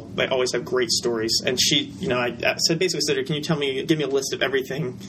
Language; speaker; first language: English; native; English